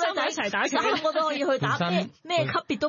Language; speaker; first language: Cantonese; native; Cantonese